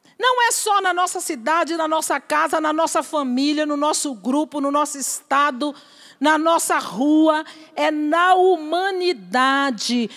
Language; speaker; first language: Portuguese; native; Portuguese